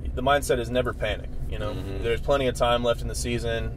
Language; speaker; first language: English; native; English